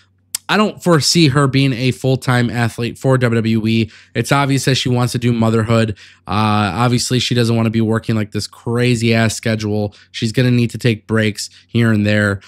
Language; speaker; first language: English; native; English